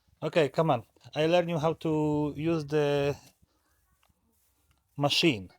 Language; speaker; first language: English; non-native, learner; Polish